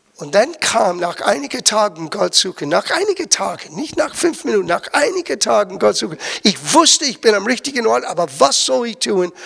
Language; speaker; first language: German; non-native, fluent; English